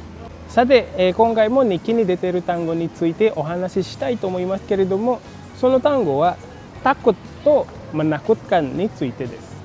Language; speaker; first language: Japanese; non-native, fluent; Indonesian